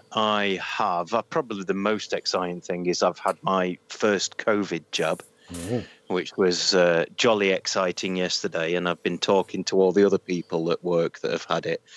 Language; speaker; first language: English; native; English